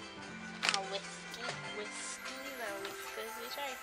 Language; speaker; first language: English; native; English